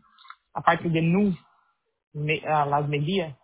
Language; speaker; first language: Spanish; non-native, learner; Portuguese